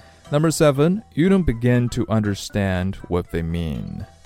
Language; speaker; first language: English; non-native, fluent; Chinese